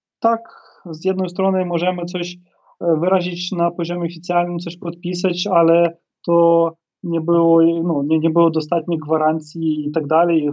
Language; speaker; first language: Polish; non-native, fluent; Ukrainian